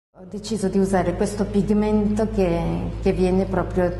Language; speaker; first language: Italian; non-native, fluent; Georgian